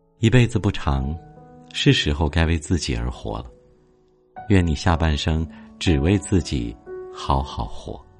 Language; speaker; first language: Chinese; native; Chinese